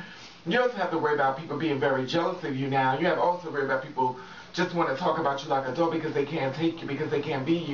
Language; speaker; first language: English; native; English